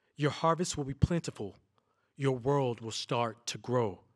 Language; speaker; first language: English; native; English